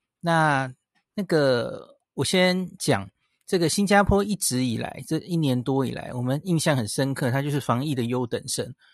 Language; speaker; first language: Chinese; native; Chinese